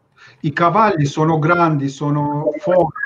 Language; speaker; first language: Italian; non-native, learner; Turkish